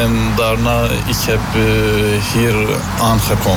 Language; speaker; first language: Dutch; non-native, learner; Turkish